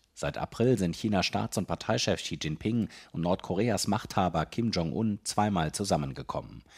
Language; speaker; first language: German; native; German